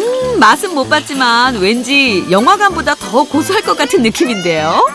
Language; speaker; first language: Korean; native; Korean